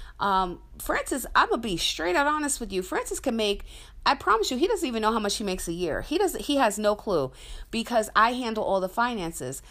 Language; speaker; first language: English; native; English